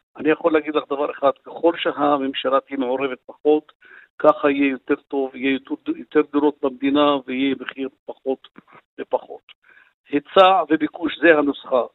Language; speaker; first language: Hebrew; non-native, local second language; Arabic